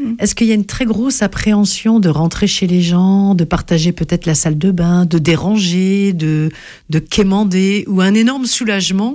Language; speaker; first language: French; native; French